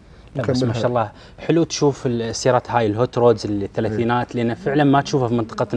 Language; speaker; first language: Arabic; native; Arabic